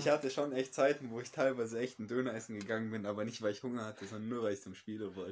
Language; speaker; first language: German; native; German